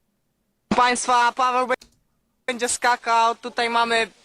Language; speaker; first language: Polish; native; Polish